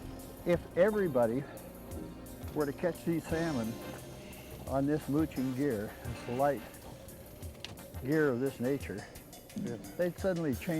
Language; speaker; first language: English; native; English